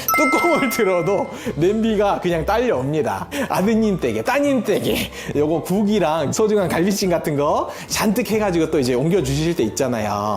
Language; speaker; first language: Korean; native; Korean